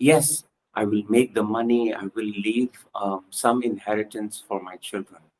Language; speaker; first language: English; non-native, local second language; Punjabi